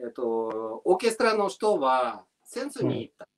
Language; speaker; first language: Japanese; non-native, learner; Russian